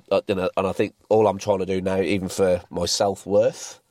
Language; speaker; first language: English; native; English